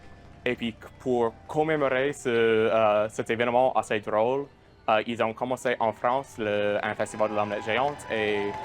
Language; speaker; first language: French; non-native, local second language; English